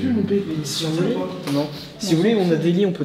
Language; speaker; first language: French; native; French